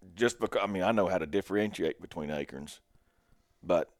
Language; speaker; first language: English; native; English